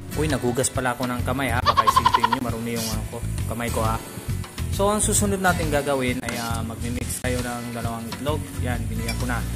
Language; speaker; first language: Filipino; non-native, local second language; Cebuano